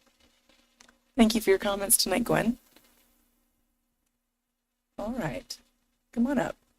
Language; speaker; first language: English; native; English